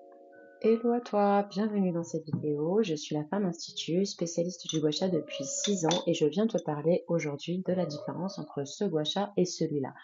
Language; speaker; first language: French; native; French